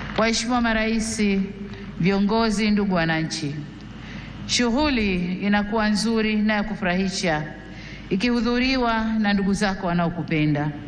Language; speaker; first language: Swahili; native; Swahili